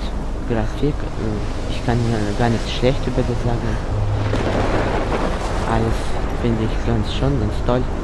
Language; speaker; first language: German; non-native, fluent; Russian